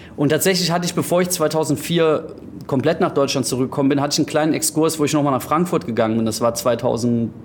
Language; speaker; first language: German; early bilingual, other home language; Greek